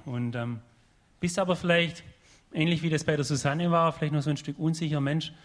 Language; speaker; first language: German; native; German